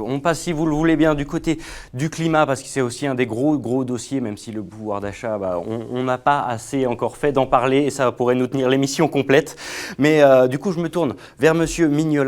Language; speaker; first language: French; native; French